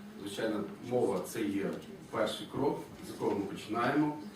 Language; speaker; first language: Ukrainian; native; Ukrainian